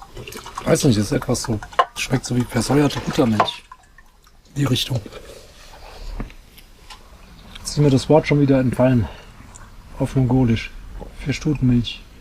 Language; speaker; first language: German; native; German